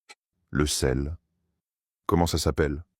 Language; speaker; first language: French; non-native, fluent; Pashto